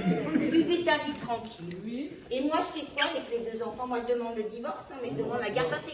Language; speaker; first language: French; native; French